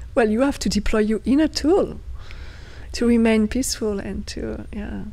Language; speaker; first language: English; non-native, fluent; French